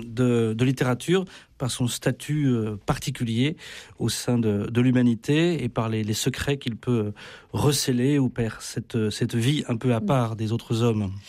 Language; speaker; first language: French; native; French